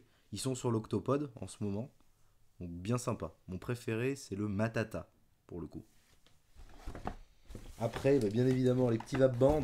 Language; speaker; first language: French; native; French